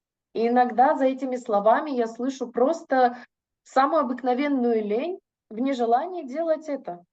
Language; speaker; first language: Russian; native; Russian